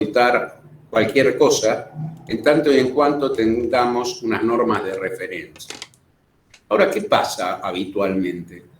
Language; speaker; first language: Spanish; native; Spanish